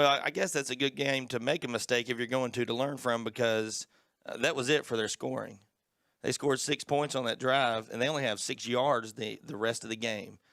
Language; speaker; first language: English; native; English